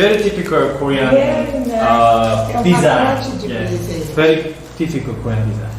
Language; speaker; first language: English; non-native, learner; Korean